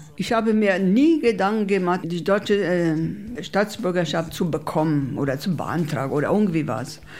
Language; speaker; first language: German; non-native, fluent; Italian